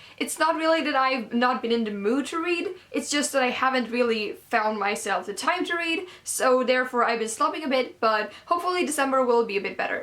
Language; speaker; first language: English; non-native, fluent; Swedish